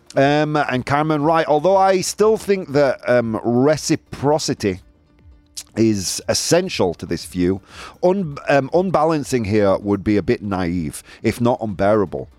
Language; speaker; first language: English; native; English